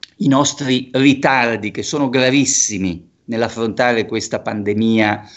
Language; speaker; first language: Italian; native; Italian